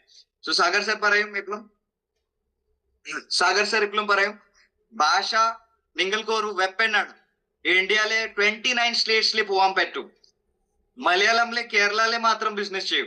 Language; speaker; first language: Malayalam; non-native, fluent; Hindi